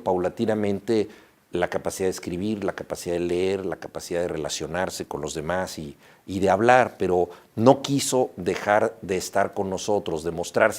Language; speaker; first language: Spanish; native; Spanish